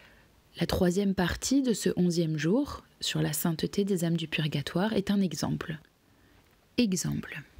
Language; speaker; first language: French; native; French